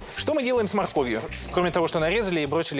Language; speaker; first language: Russian; native; Russian